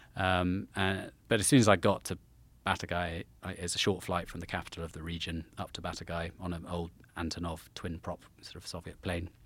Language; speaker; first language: English; native; English